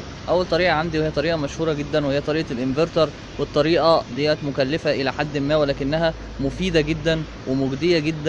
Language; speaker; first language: Arabic; native; Arabic